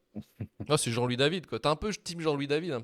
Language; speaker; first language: French; native; French